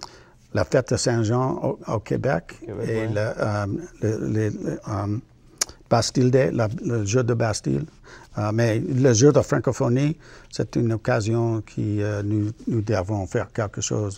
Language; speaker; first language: French; non-native, learner; English